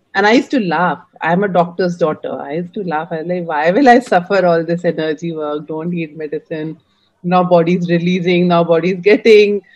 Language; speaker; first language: English; non-native, local second language; Hindi